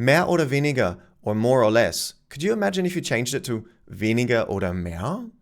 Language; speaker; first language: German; non-native, fluent; English